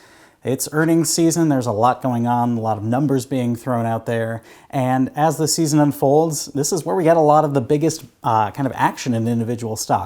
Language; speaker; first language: English; native; English